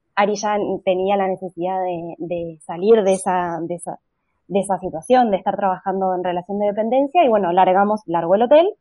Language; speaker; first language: Spanish; native; Spanish